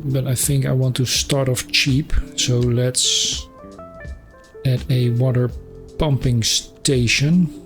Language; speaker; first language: English; non-native, fluent; Dutch